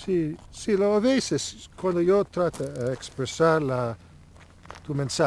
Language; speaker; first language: Spanish; non-native, learner; English